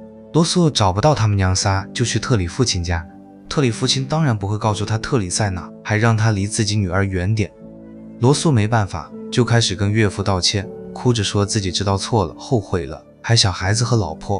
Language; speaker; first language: Chinese; native; Chinese